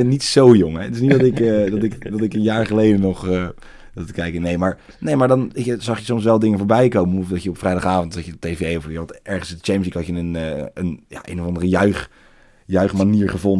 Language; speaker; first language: Dutch; native; Dutch